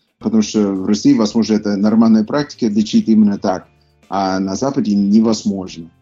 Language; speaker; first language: Russian; non-native, fluent; English